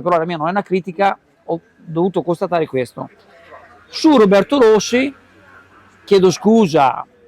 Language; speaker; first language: Italian; native; Italian